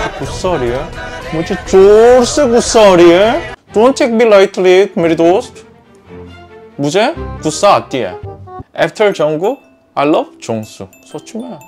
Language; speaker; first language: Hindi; non-native, learner; Korean